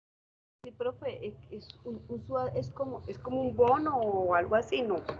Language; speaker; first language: Spanish; native; Spanish